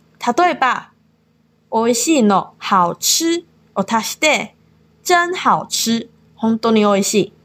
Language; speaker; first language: Japanese; non-native, fluent; Chinese